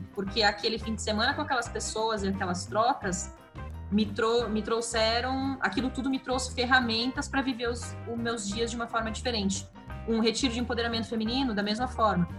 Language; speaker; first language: Portuguese; native; Portuguese